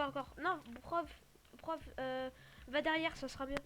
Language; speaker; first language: French; native; French